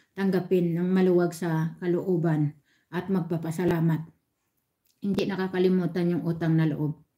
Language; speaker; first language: Filipino; non-native, local second language; Hiligaynon